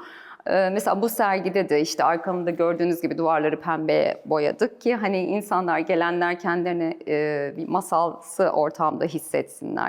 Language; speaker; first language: Turkish; native; Turkish